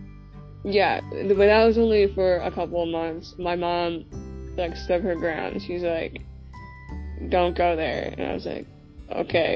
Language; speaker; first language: English; native; English